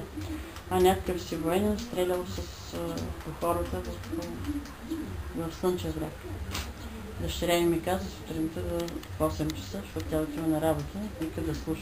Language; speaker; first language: Bulgarian; native; Bulgarian